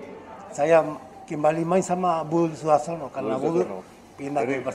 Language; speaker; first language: Indonesian; non-native, fluent; Spanish